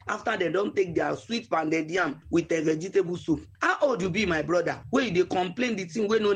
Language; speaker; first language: Nigerian Pidgin; non-native, local second language; Yoruba